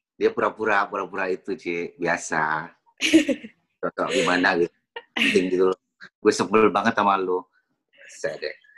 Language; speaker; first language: Indonesian; native; Indonesian